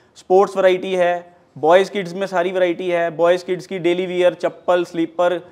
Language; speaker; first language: Hindi; native; Hindi